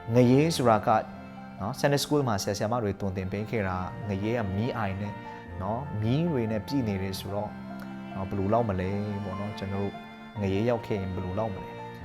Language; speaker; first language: Burmese; non-native, local second language; Hakha Chin